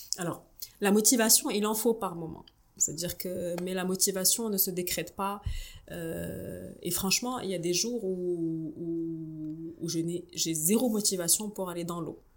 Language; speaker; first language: French; non-native, local second language; Arabic